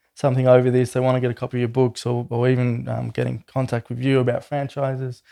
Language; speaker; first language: English; native; English